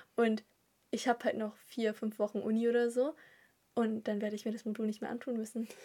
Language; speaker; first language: German; early bilingual, other home language; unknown